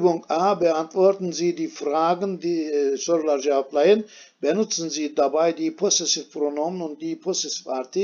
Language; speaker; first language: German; non-native, fluent; Turkish